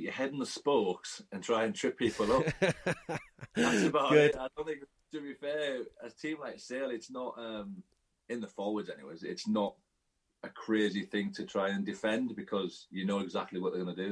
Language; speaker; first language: English; native; English